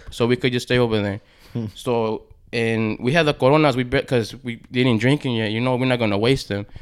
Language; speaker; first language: English; early bilingual, other home language; Spanish